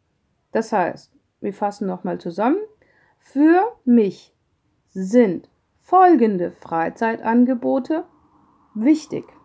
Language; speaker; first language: German; non-native, fluent; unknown